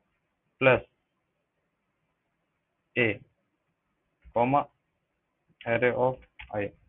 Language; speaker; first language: English; non-native, local second language; Hindi